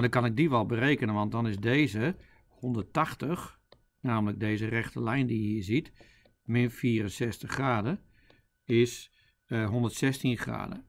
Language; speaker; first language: Dutch; native; Dutch